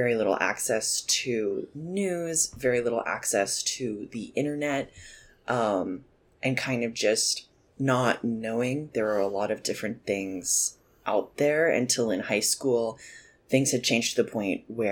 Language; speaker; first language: English; native; English